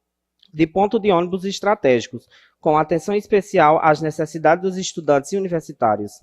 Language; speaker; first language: Portuguese; native; Portuguese